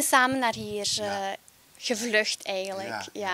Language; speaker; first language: Dutch; early bilingual, other home language; Albanian